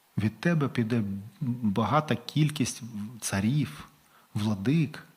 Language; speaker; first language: Ukrainian; non-native, local second language; Russian